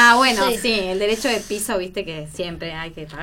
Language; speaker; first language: Spanish; native; Spanish